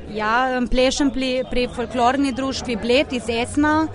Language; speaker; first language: Slovenian; early bilingual, heritage; Slovenian